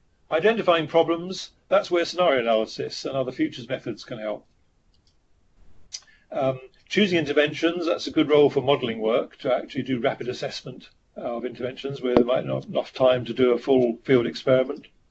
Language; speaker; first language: English; native; English